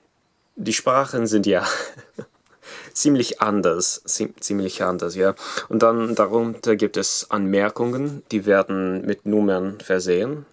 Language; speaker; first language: German; non-native, fluent; English